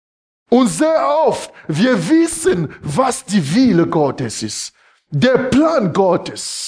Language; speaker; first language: German; non-native, fluent; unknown